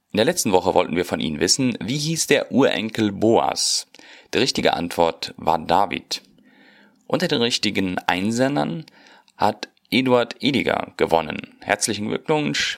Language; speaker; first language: German; early bilingual, heritage; Spanish